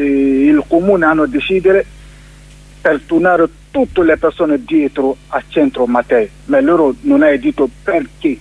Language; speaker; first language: Italian; non-native, learner; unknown